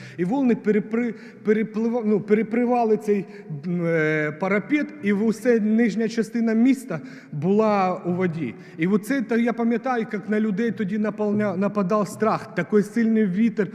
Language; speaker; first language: Ukrainian; non-native, local second language; Russian